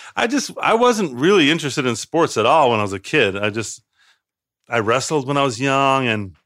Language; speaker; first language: English; native; English